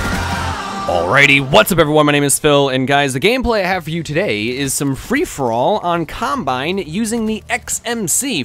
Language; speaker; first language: English; native; English